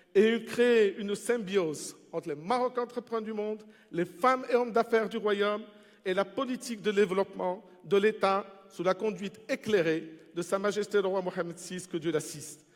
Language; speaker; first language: French; non-native, local second language; Arabic